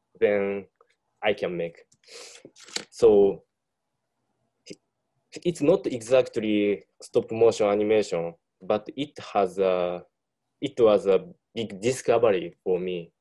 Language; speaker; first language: English; non-native, learner; Japanese